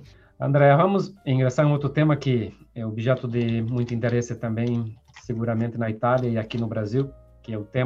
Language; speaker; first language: Spanish; non-native, fluent; Portuguese